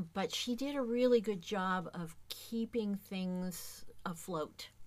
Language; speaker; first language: English; native; English